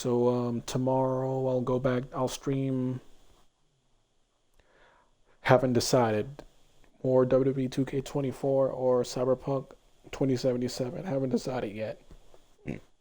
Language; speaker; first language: English; native; English